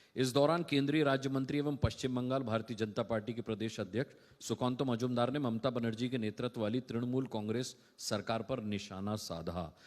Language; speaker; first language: Hindi; native; Hindi